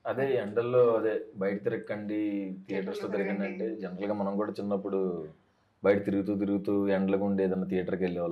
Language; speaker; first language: Telugu; native; Telugu